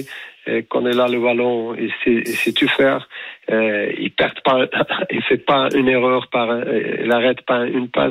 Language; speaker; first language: French; non-native, fluent; Portuguese